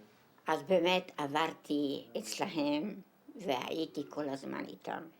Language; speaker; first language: Hebrew; non-native, fluent; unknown